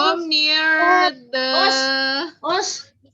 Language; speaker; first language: English; non-native, fluent; Indonesian